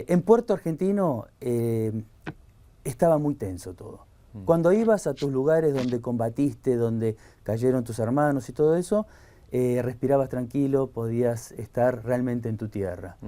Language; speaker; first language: Spanish; native; Spanish